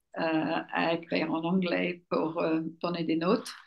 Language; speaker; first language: French; non-native, fluent; English